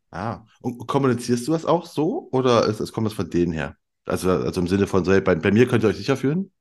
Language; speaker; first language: German; native; German